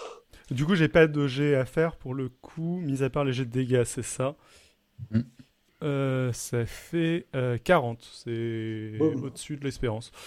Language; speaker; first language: French; native; French